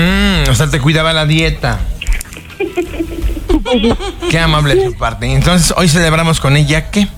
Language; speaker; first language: Spanish; native; Spanish